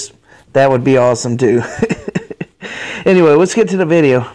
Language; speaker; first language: English; native; English